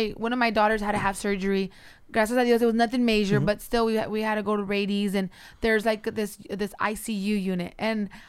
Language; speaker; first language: English; native; English